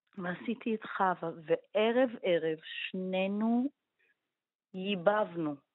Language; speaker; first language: Hebrew; native; Hebrew